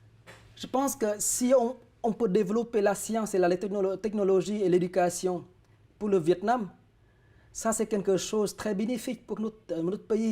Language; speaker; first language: French; non-native, fluent; Vietnamese